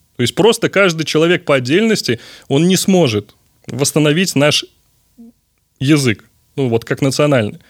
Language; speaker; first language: Russian; native; Russian